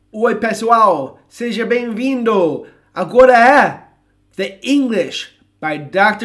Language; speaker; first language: Portuguese; non-native, fluent; English